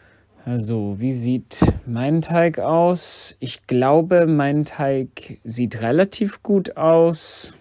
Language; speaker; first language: German; non-native, fluent; English